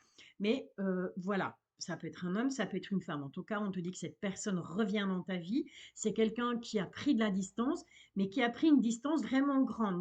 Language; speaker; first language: French; native; French